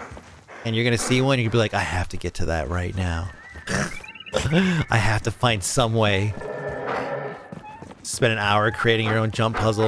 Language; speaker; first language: English; native; English